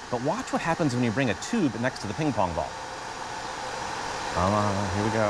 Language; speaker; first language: English; native; English